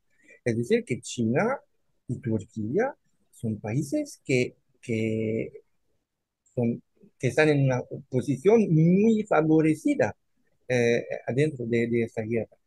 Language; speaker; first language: Spanish; non-native, fluent; French